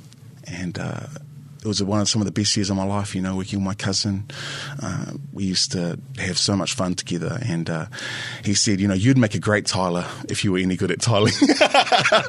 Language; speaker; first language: English; native; English